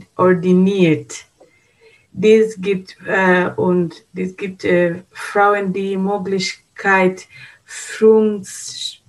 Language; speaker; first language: German; non-native, learner; Swahili